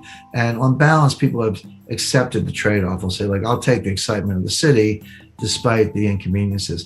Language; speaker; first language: English; native; English